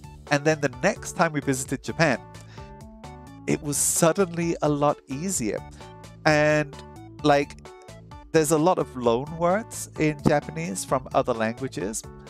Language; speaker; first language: English; native; English